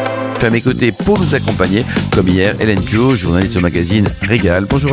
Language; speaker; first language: French; native; French